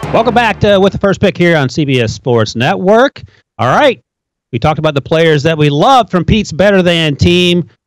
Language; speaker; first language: English; native; English